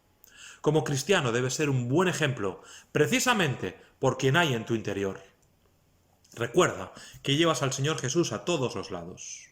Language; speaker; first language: Spanish; native; Spanish